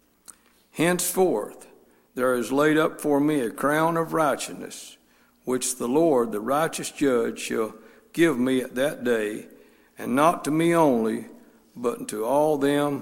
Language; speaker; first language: English; native; English